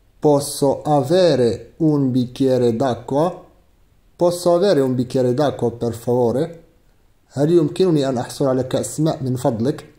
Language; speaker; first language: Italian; non-native, fluent; Arabic